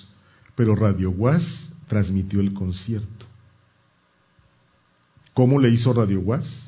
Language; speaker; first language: Spanish; native; Spanish